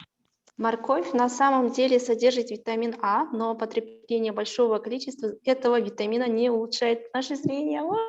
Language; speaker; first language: Russian; non-native, local second language; Kazakh